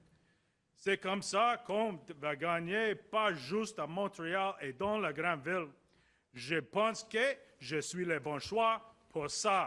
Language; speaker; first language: French; non-native, learner; English